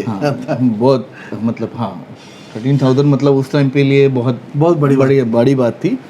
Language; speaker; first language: Hindi; non-native, local second language; Marathi